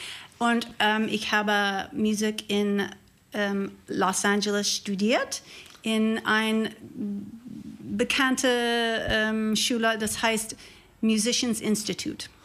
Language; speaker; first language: German; non-native, learner; English